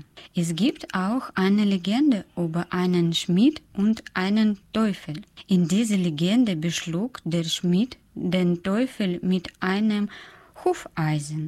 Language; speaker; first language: German; non-native, fluent; Russian